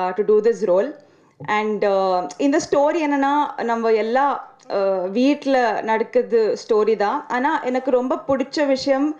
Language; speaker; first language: Tamil; non-native, learner; Telugu